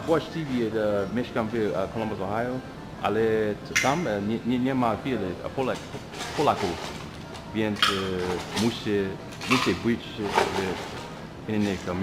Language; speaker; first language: Polish; non-native, learner; English